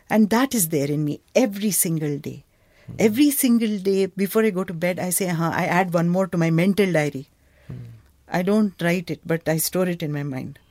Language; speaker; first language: English; non-native, local second language; Kannada